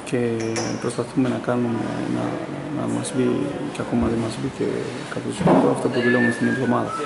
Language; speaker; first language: Greek; non-native, fluent; Spanish